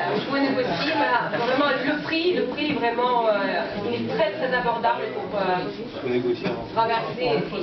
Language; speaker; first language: French; non-native, fluent; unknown